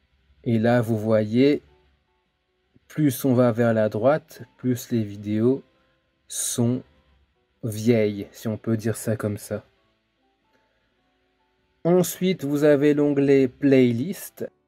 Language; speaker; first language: French; native; French